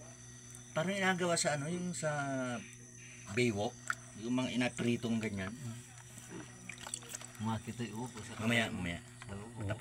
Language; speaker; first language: Filipino; native; Filipino